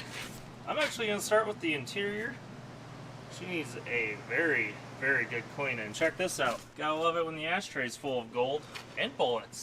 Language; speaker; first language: English; native; English